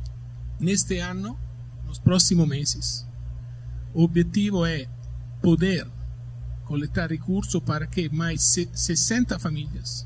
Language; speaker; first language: Portuguese; non-native, fluent; Italian